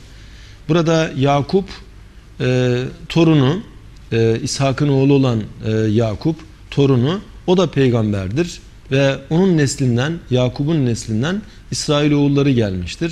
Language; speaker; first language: Turkish; native; Turkish